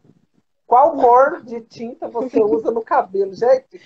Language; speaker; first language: Portuguese; native; Portuguese